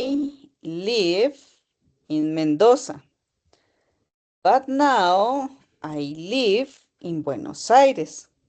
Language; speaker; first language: English; non-native, learner; Spanish